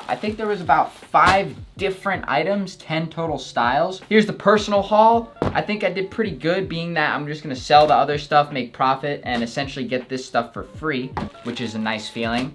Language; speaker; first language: English; native; English